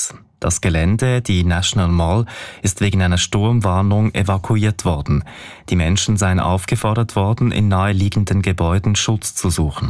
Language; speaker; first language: German; native; German